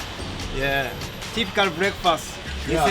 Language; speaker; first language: English; non-native, learner; Japanese